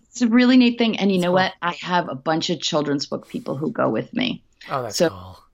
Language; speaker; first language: English; native; English